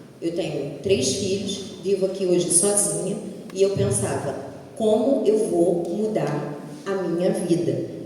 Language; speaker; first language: Portuguese; native; Portuguese